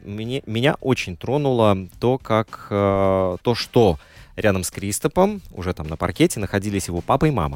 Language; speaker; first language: Russian; native; Russian